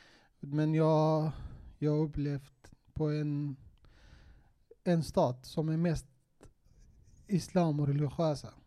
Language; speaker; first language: Swedish; non-native, fluent; Kurdish